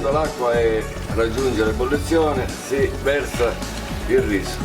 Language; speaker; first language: Italian; native; Italian